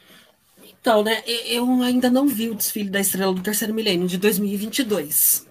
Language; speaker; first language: Portuguese; native; Portuguese